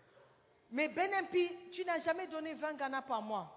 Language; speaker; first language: French; non-native, fluent; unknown